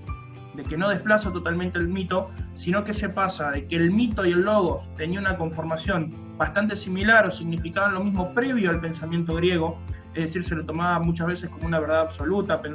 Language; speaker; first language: Spanish; native; Spanish